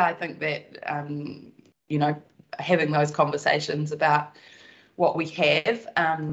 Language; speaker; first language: English; native; English